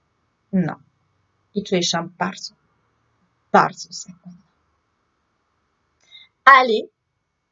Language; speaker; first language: Polish; non-native, learner; French